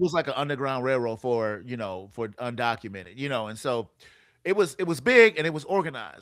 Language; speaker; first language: English; native; English